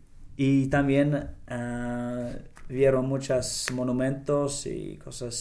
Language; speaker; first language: Spanish; non-native, learner; English